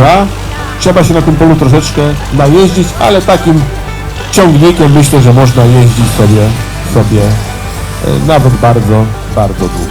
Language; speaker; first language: Polish; native; Polish